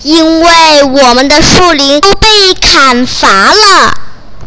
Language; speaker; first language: Chinese; non-native, local second language; Cantonese